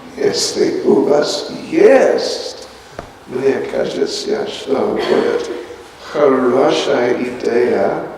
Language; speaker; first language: Russian; non-native, learner; English